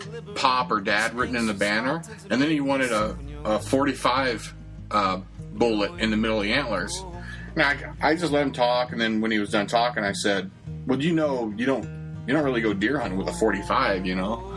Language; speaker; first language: English; native; English